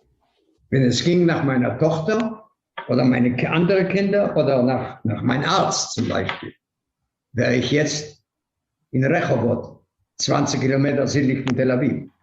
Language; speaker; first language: German; non-native, fluent; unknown